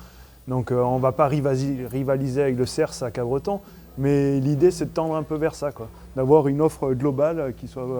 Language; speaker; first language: French; native; French